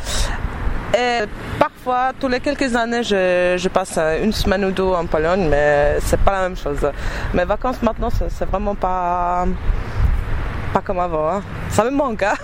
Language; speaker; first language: French; non-native, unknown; Polish